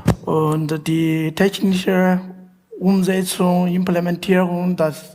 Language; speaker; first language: German; non-native, learner; Chinese